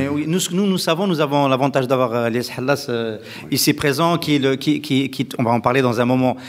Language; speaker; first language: French; non-native, local second language; Arabic